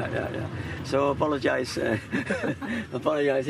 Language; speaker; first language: English; non-native, fluent; Dutch